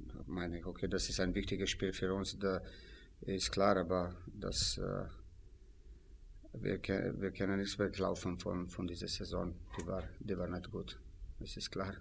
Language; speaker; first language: German; non-native, fluent; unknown